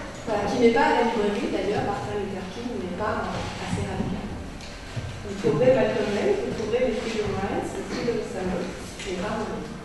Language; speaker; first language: French; native; French